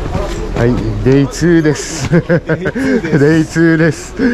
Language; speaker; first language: Japanese; native; Japanese